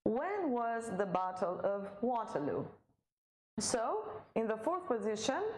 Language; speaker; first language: English; non-native, fluent; Romanian